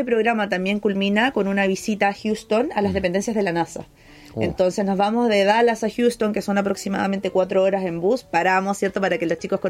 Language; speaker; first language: Spanish; native; Spanish